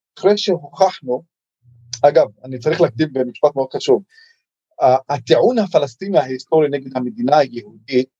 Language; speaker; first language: Hebrew; non-native, local second language; Arabic